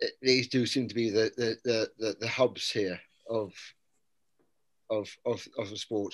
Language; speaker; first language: English; native; English